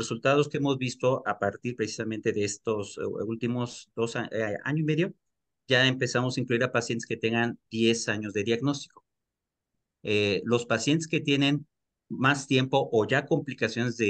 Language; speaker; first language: Spanish; native; Spanish